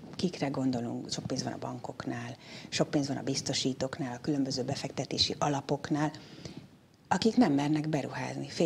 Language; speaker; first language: Hungarian; native; Hungarian